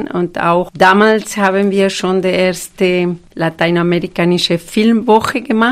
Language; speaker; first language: German; non-native, fluent; Spanish